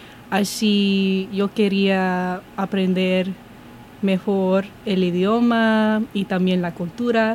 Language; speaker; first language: Spanish; non-native, learner; English